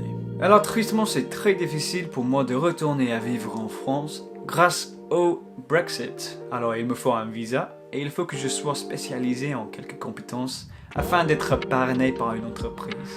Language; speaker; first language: French; non-native, fluent; English